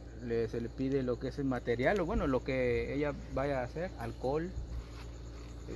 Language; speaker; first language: Spanish; native; Spanish